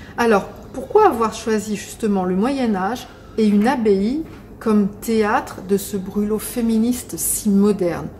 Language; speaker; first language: French; native; French